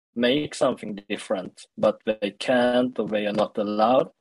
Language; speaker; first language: English; early bilingual, other home language; Swedish